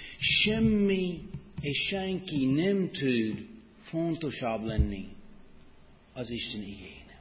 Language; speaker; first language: Hungarian; non-native, fluent; English